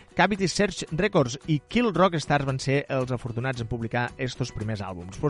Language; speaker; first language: Catalan; native; Catalan